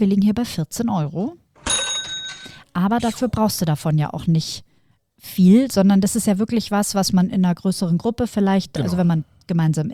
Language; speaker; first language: German; native; German